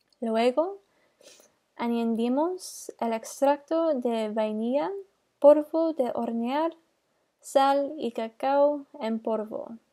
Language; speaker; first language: Spanish; non-native, learner; English